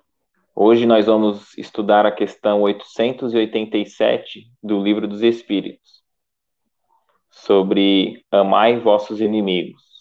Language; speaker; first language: Portuguese; native; Portuguese